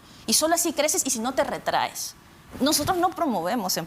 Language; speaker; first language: Spanish; native; Spanish